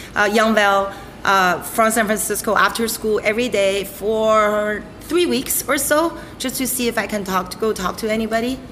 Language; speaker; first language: English; non-native, fluent; Chinese